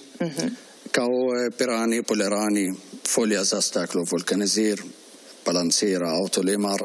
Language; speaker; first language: Serbian; non-native, learner; Arabic